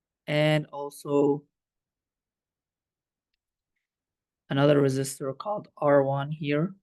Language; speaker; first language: English; non-native, fluent; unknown